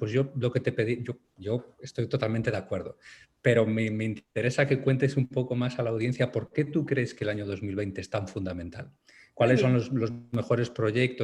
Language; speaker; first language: Spanish; native; Spanish